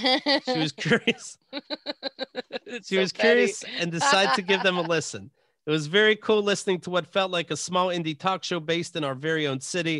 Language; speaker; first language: English; native; English